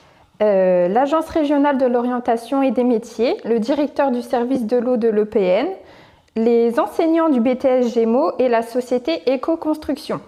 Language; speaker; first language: French; native; French